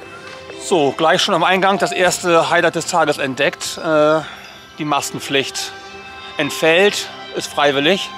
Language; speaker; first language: German; native; German